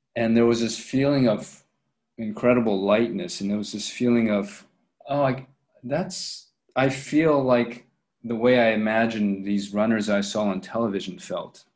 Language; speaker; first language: English; native; English